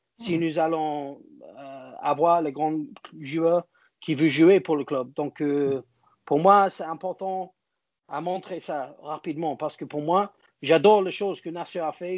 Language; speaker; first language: French; non-native, learner; English